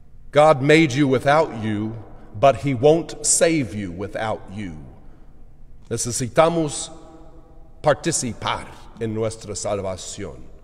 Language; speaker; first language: English; native; English